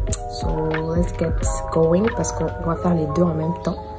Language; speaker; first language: French; non-native, local second language; Rundi